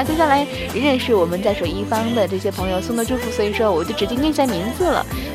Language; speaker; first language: Chinese; native; Chinese